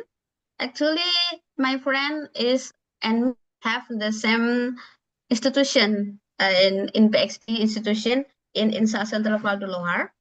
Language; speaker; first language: English; non-native, learner; Indonesian